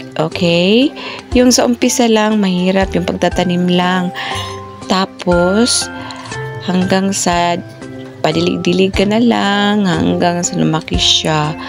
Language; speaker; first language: Filipino; non-native, local second language; Cebuano